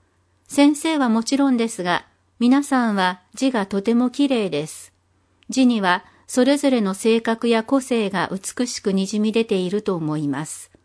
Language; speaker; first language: Japanese; non-native, fluent; English